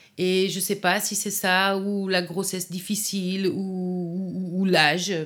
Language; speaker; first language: French; non-native, fluent; Persian